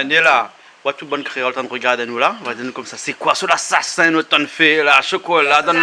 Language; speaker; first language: French; native; French